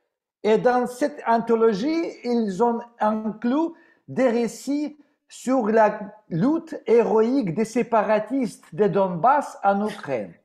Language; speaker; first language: French; non-native, fluent; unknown